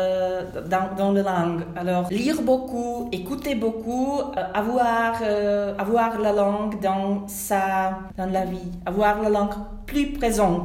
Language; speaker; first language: French; non-native, fluent; Czech